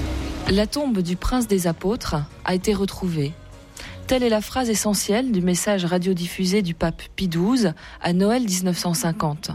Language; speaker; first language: French; native; French